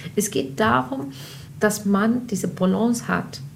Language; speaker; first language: German; non-native, fluent; Urdu